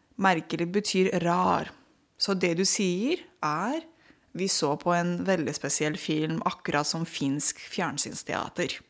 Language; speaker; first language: Norwegian; non-native, fluent; Romanian